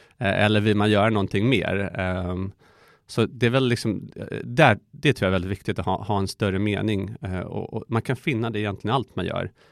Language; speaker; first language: Swedish; early bilingual, other home language; Persian